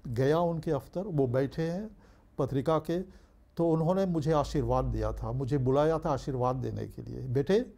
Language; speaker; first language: Hindi; early bilingual, heritage; Bhojpuri